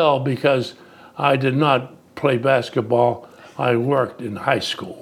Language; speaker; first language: English; early bilingual, other home language; Italian